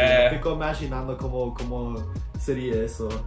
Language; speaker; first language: Portuguese; non-native, fluent; English